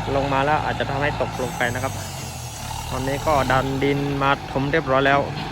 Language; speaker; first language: Thai; native; Thai